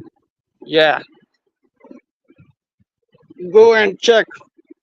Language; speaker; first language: English; non-native, learner; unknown